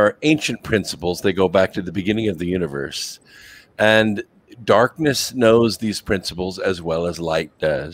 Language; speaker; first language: English; native; English